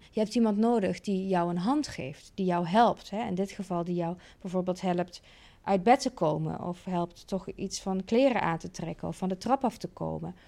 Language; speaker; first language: Dutch; native; Dutch